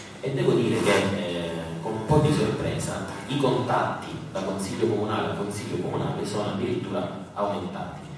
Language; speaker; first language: Italian; native; Italian